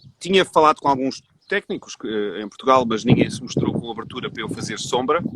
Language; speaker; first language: Portuguese; native; Portuguese